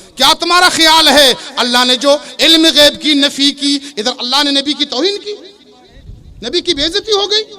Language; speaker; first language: Urdu; non-native, local second language; Baluchi